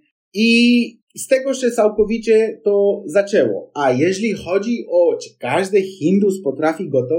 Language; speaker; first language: Polish; non-native, fluent; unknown